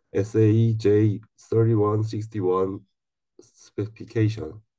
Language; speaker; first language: English; non-native, learner; Korean